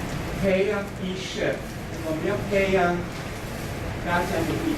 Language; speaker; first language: Chinese; non-native, fluent; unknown